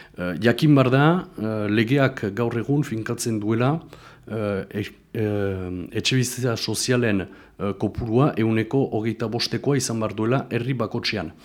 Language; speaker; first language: Basque; native; Basque